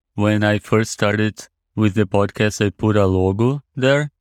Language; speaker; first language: English; non-native, fluent; Portuguese